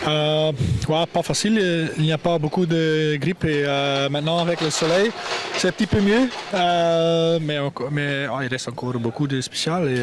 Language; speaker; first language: French; non-native, local second language; Dutch